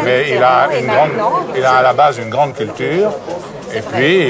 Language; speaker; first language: French; native; French